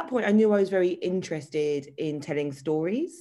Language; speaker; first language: English; native; English